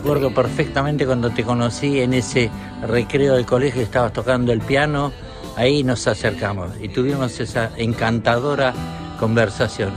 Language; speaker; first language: Spanish; native; Spanish